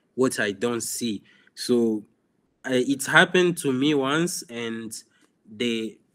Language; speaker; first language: English; non-native, fluent; Swahili